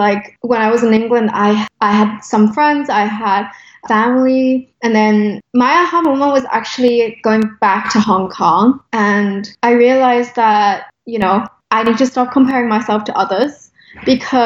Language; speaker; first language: English; native; English